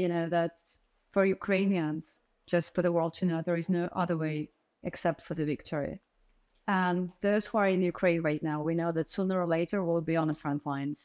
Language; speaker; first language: English; non-native, fluent; Ukrainian